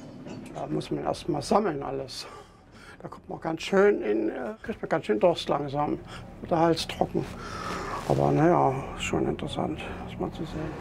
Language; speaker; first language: German; native; German